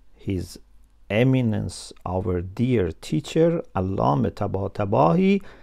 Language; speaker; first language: English; non-native, fluent; Persian